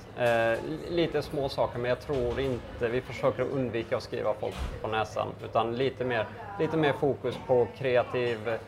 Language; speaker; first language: Swedish; native; Swedish